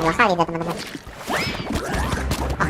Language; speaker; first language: Indonesian; native; Indonesian